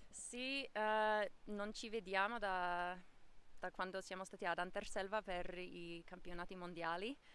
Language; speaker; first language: Italian; non-native, fluent; English